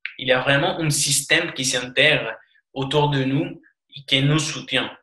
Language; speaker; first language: French; non-native, fluent; Spanish